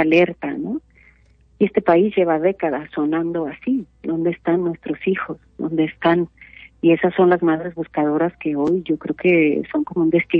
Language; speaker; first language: Spanish; native; Spanish